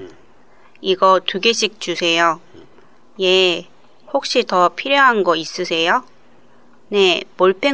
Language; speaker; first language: Korean; non-native, learner; Japanese